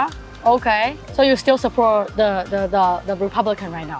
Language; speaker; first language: English; non-native, fluent; Chinese